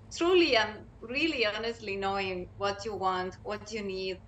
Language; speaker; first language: English; non-native, fluent; Spanish